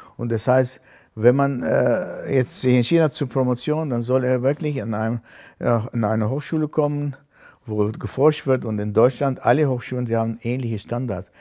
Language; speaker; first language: German; non-native, fluent; Armenian